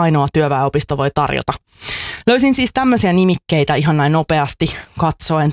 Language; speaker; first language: Finnish; native; Finnish